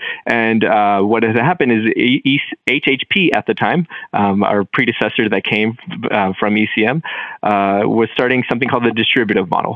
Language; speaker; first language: English; native; English